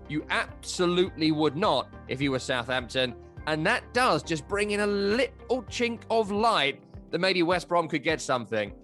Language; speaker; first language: English; native; English